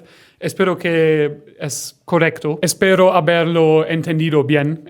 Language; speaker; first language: Spanish; non-native, learner; German